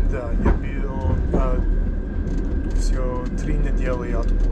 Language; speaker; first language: Russian; non-native, learner; English